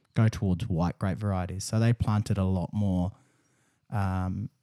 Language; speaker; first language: English; native; English